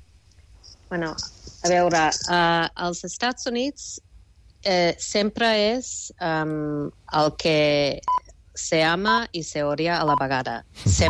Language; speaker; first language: Catalan; non-native, fluent; English